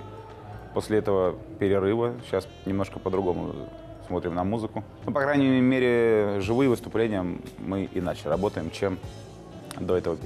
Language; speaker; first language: Russian; native; Russian